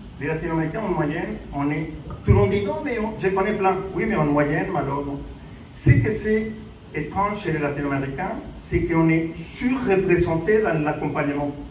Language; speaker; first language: French; non-native, fluent; Spanish